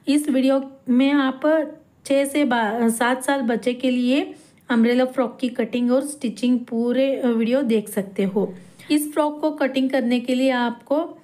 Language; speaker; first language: Hindi; non-native, local second language; Kannada